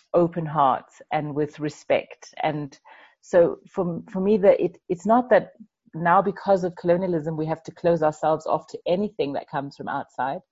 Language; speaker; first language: English; non-native, fluent; Danish